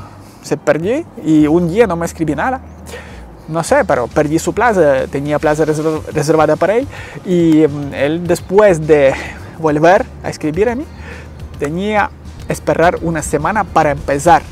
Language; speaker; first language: Spanish; non-native, learner; Ukrainian